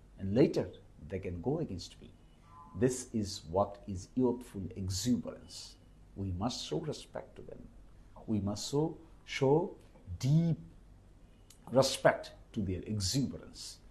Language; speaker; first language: English; non-native, local second language; Bangla